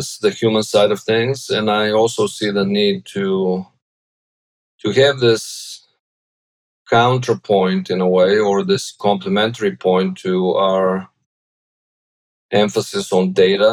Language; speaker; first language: English; non-native, fluent; Bulgarian